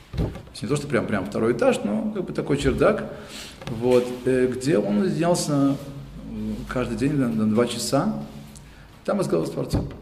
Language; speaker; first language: Russian; early bilingual, heritage; Russian